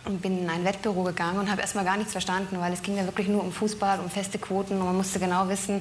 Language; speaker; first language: German; native; German